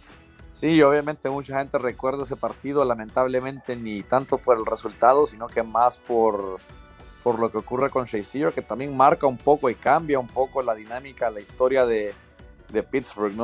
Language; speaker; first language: Spanish; native; Spanish